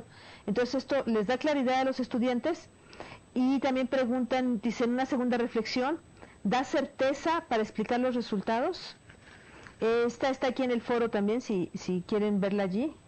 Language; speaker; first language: Spanish; native; Spanish